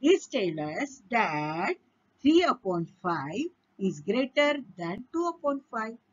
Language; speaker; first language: English; non-native, local second language; Marathi